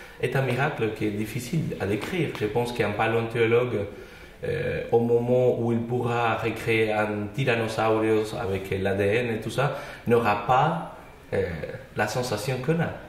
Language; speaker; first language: French; non-native, fluent; Spanish